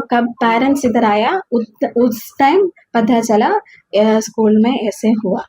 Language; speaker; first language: Hindi; non-native, learner; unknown